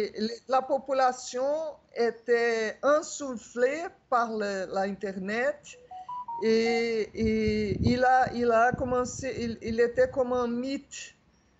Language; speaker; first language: French; non-native, fluent; Portuguese